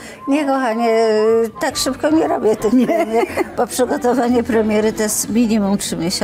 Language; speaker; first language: Polish; native; Polish